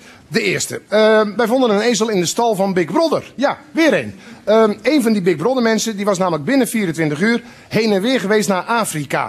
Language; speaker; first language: Dutch; native; Dutch